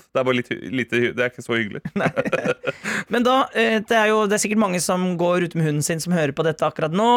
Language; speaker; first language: Norwegian; native; Norwegian